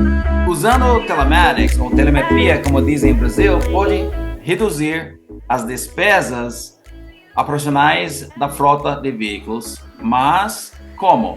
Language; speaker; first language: Portuguese; non-native, learner; English